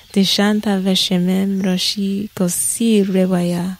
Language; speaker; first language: Hebrew; non-native, learner; English